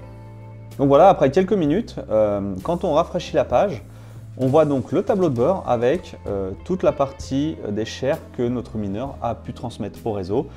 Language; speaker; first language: French; native; French